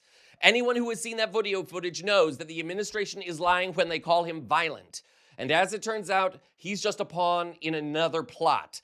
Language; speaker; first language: English; native; English